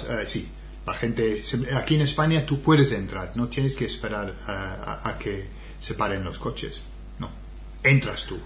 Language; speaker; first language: Spanish; non-native, fluent; English